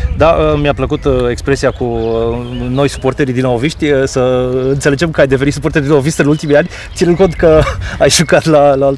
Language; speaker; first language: Romanian; native; Romanian